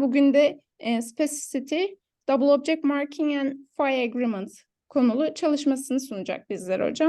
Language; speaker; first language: Turkish; native; Turkish